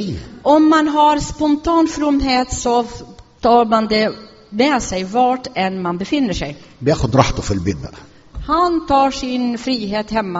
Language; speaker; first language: Swedish; non-native, fluent; Arabic